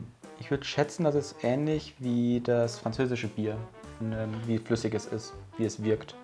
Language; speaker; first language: German; native; German